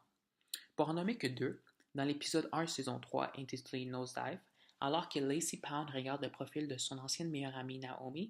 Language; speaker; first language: French; native; French